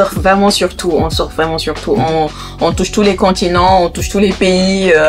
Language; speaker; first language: French; non-native, local second language; Wolof